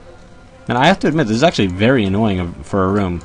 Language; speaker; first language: English; native; English